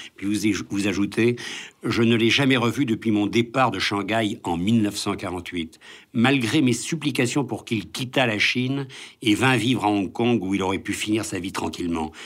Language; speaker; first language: French; native; French